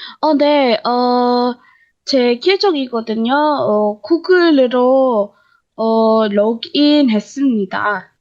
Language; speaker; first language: Korean; non-native, learner; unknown